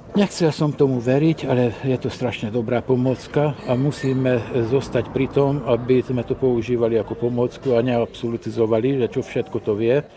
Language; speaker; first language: Slovak; native; Slovak